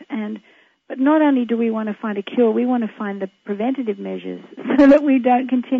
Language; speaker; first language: English; native; English